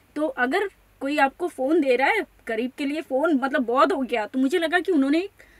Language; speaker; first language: Hindi; non-native, local second language; Marathi